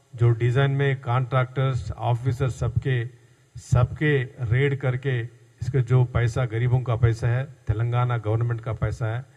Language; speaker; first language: Hindi; non-native, local second language; Telugu